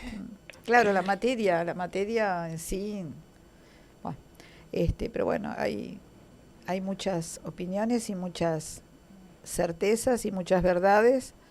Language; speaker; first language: Spanish; native; Spanish